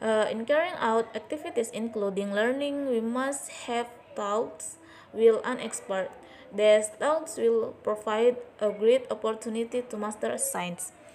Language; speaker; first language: English; non-native, learner; Indonesian